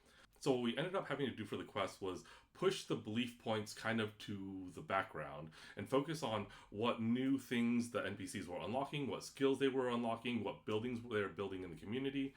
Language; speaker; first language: English; native; English